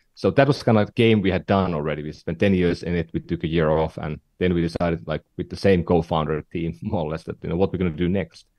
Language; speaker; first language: English; non-native, fluent; Finnish